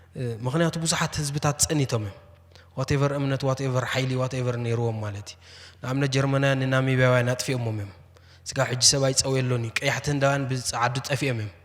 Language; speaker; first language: Tigrinya; native; Tigrinya